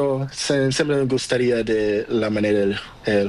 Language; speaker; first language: Spanish; non-native, learner; Portuguese